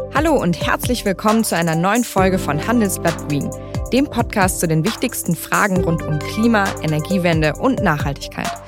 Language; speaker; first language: German; native; German